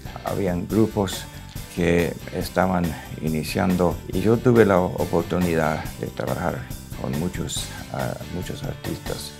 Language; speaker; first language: Spanish; non-native, local second language; English